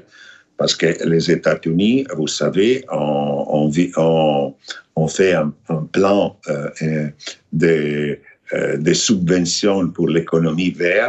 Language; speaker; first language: French; non-native, fluent; Italian